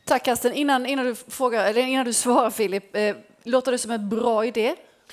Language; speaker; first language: Swedish; native; Swedish